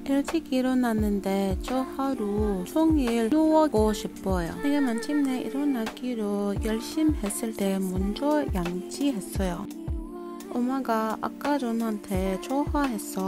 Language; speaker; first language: Korean; non-native, learner; English